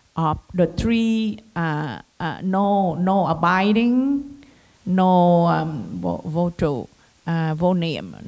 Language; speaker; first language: English; non-native, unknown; Vietnamese